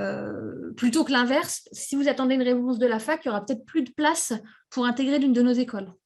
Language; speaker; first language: French; native; French